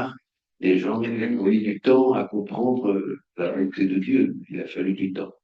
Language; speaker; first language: French; native; French